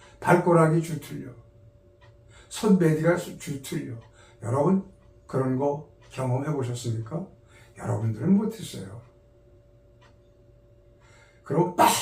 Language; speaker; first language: Korean; native; Korean